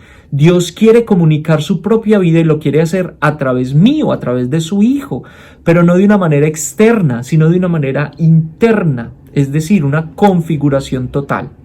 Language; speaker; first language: Spanish; native; Spanish